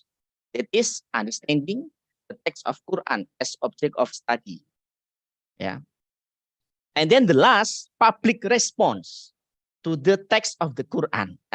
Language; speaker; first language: English; non-native, learner; Indonesian